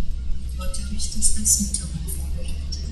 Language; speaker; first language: German; non-native, fluent; Arabic